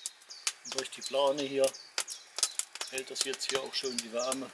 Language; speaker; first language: German; native; German